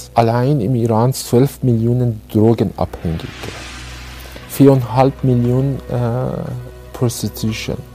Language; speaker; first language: German; non-native, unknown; Persian